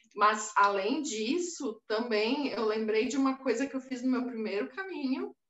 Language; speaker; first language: Portuguese; native; Portuguese